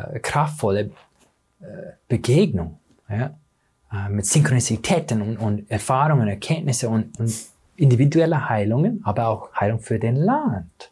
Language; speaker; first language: German; non-native, fluent; English